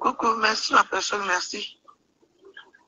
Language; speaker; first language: French; native; French